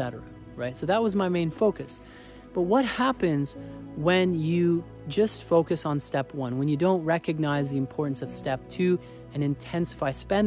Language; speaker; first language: English; native; English